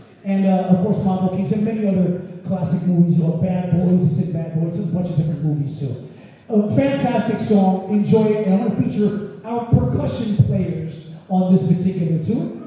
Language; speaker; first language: English; native; English